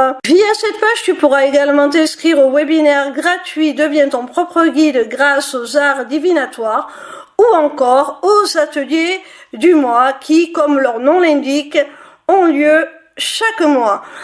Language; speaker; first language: French; native; French